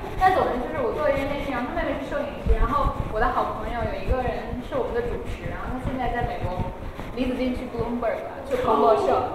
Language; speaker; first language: Chinese; non-native, local second language; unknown